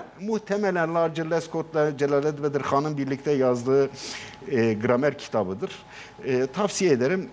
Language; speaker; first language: Turkish; non-native, local second language; Kurdish